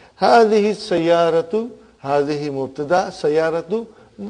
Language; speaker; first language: Arabic; non-native, fluent; Urdu